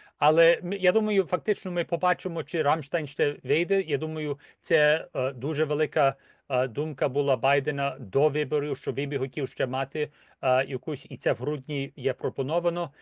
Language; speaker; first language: Ukrainian; early bilingual, heritage; Ukrainian